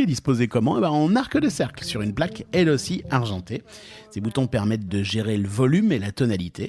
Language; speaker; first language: French; native; French